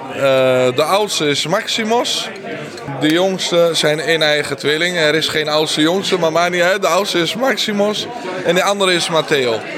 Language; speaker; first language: Dutch; early bilingual, other home language; Armenian